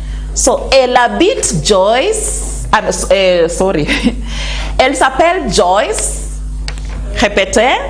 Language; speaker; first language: French; non-native, fluent; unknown